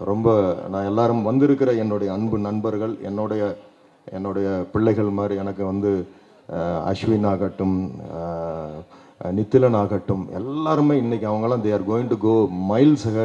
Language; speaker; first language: Tamil; native; Tamil